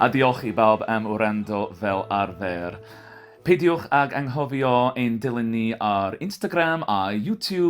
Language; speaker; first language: Welsh; non-native, learner; English